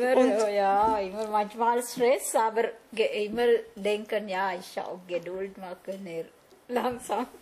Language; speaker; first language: German; non-native, learner; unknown